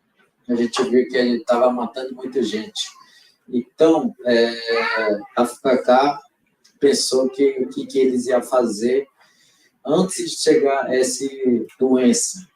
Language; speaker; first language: Portuguese; non-native, local second language; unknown